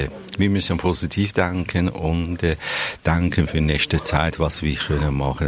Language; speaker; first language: German; non-native, learner; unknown